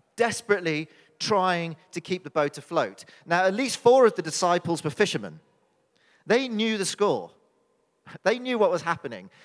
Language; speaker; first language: English; native; English